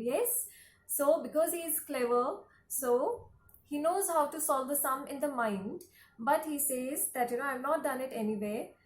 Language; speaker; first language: English; non-native, local second language; Hindi